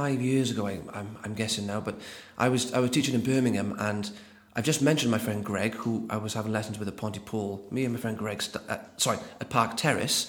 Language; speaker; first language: English; native; English